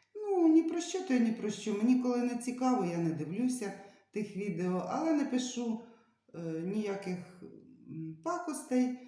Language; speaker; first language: Ukrainian; native; Ukrainian